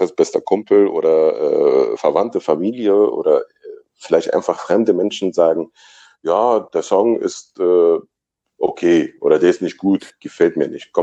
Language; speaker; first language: German; native; German